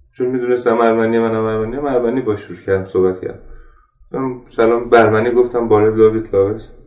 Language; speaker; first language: Persian; non-native, local second language; Armenian